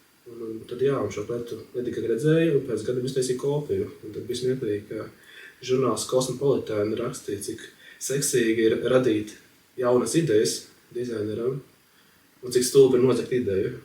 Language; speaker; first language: Latvian; native; Latvian